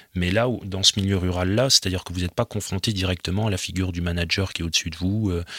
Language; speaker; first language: French; native; French